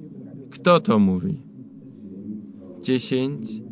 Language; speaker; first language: Polish; non-native, fluent; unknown